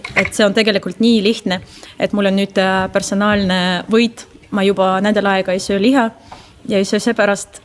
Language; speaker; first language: Estonian; non-native, local second language; Russian